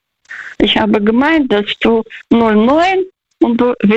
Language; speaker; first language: German; non-native, learner; Russian